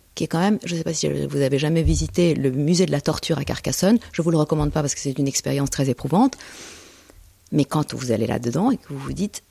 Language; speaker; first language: French; early bilingual, other home language; Persian